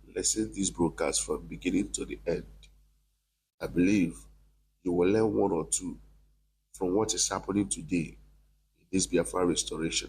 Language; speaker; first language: English; non-native, local second language; Igbo